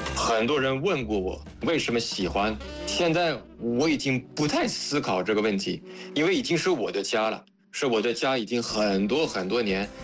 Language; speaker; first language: Chinese; non-native, fluent; French